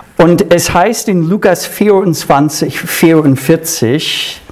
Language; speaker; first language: German; non-native, fluent; English